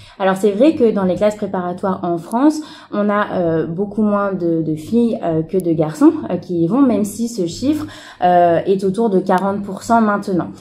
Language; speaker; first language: French; native; French